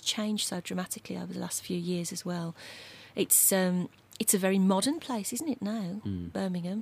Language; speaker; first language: English; native; English